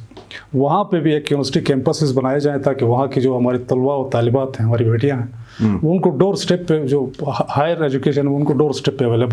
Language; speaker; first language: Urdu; non-native, local second language; Shina